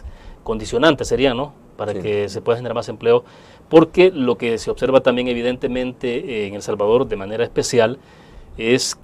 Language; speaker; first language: Spanish; native; Spanish